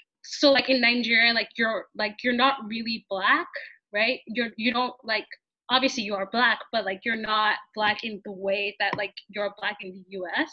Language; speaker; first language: English; non-native, local second language; Yoruba